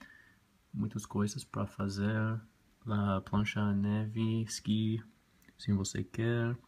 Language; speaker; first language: Portuguese; non-native, learner; Spanish